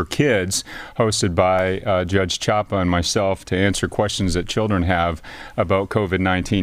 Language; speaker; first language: English; native; English